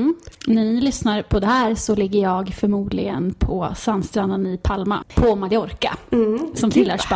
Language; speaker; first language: Swedish; native; Swedish